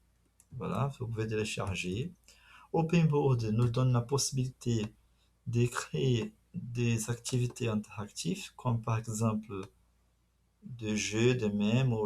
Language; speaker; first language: French; non-native, fluent; Portuguese